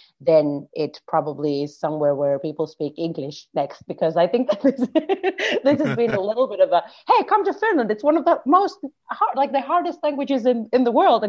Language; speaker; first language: English; non-native, fluent; Finnish